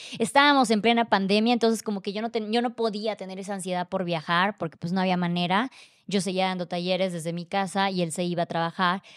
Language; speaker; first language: Spanish; native; Spanish